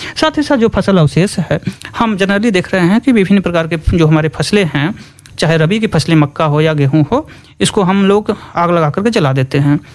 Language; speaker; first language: Hindi; native; Hindi